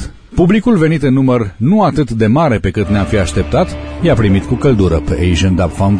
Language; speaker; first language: Romanian; native; Romanian